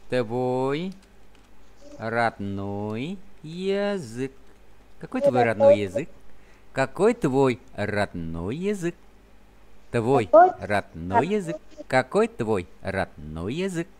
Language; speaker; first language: Russian; non-native, fluent; Vietnamese